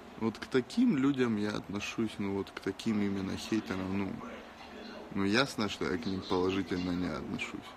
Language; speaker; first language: Russian; native; Russian